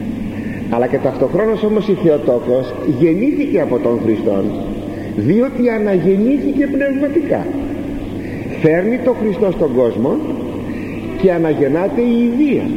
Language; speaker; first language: Greek; native; Greek